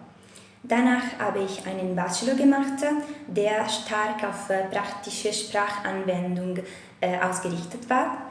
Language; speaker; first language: German; non-native, fluent; Italian